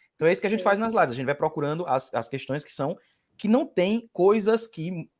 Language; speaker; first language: Portuguese; native; Portuguese